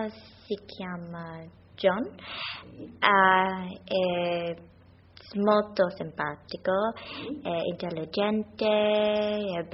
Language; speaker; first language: Italian; non-native, learner; English